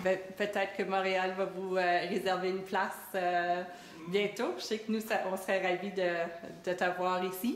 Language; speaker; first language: French; native; French